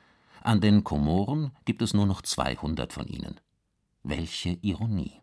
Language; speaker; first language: German; native; German